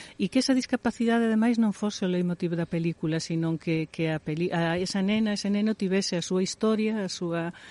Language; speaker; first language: Galician; native; Galician